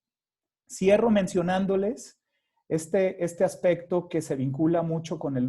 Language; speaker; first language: Spanish; native; Spanish